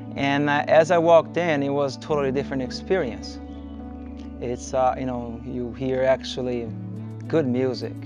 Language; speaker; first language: English; non-native, fluent; Portuguese